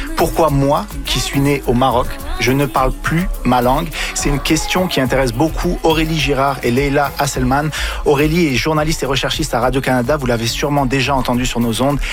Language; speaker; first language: French; native; French